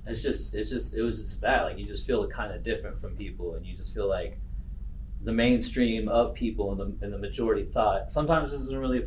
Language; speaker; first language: English; native; English